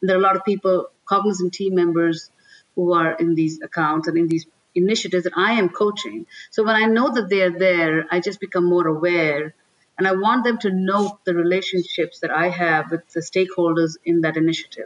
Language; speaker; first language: English; non-native, local second language; Tamil